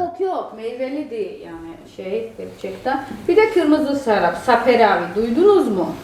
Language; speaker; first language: Turkish; non-native, fluent; Georgian